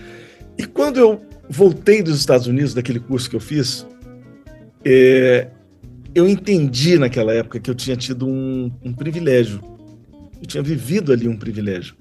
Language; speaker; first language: Portuguese; native; Portuguese